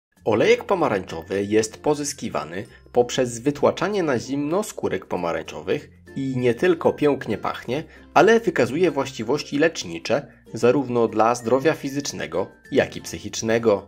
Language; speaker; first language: Polish; native; Polish